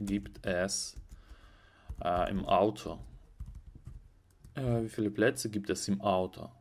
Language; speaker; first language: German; non-native, fluent; Russian